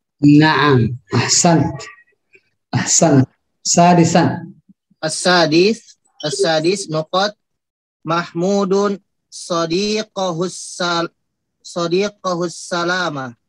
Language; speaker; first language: Arabic; non-native, fluent; Indonesian